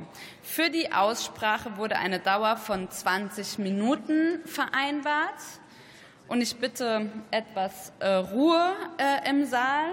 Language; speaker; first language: German; native; German